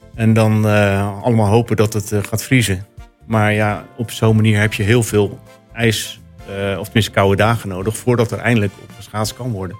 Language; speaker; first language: Dutch; native; Dutch